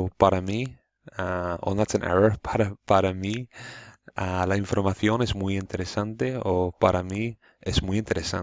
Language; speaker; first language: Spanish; non-native, fluent; English